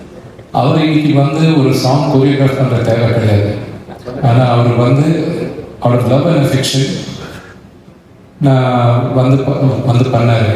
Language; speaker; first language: Tamil; non-native, local second language; Telugu